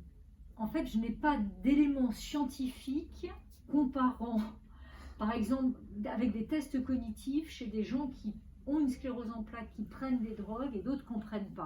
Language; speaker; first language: French; native; French